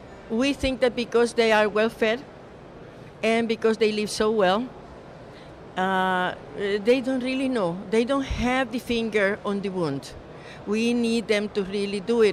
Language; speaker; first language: English; non-native, fluent; Spanish